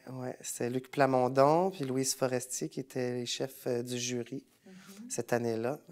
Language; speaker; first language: French; native; French